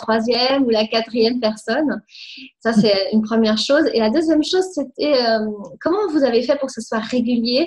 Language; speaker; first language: French; native; French